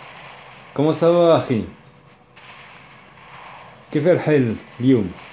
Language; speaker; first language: Spanish; non-native, learner; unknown